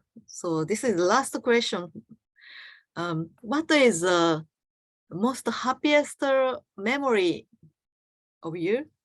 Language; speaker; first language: English; non-native, learner; Japanese